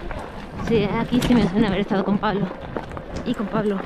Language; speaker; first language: Spanish; native; Spanish